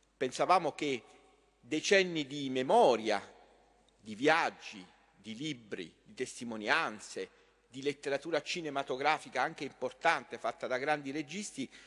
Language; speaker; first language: Italian; native; Italian